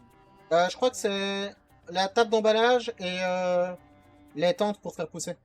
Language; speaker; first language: French; native; French